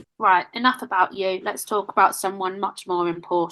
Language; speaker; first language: English; native; English